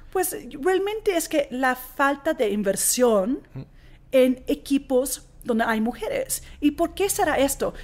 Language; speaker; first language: Spanish; non-native, fluent; English